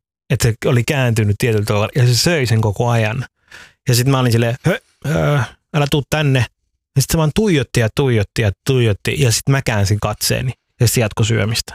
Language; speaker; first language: Finnish; early bilingual, other home language; Somali